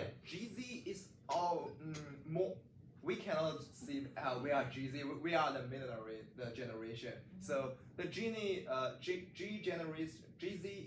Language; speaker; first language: English; non-native, learner; Chinese